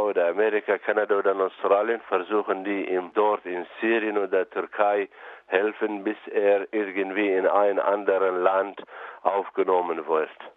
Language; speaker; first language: German; non-native, fluent; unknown